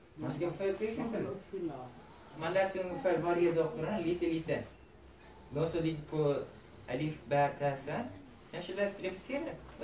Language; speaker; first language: Swedish; non-native, fluent; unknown